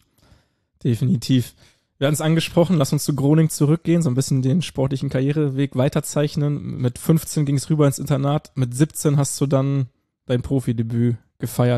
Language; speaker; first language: German; native; German